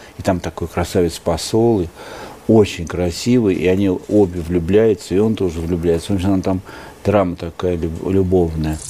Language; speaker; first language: Russian; native; Russian